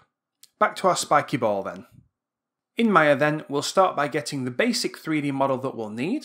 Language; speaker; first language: English; native; English